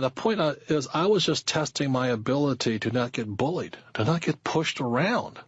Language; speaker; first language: English; native; English